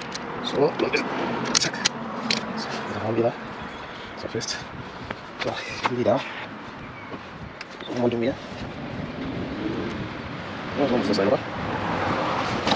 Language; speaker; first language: German; non-native, learner; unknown